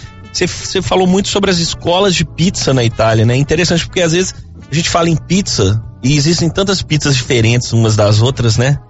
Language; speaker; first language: Portuguese; native; Portuguese